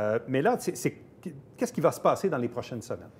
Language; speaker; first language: French; native; French